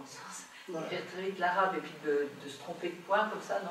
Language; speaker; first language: French; native; French